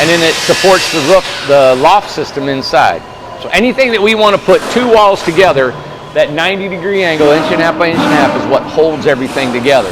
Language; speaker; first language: English; native; English